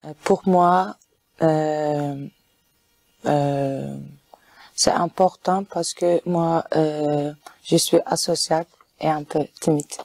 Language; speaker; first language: French; non-native, learner; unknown